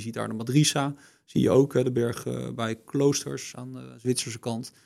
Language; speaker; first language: Dutch; native; Dutch